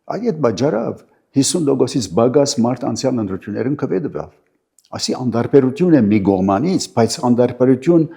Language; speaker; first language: Armenian; early bilingual, heritage; Armenian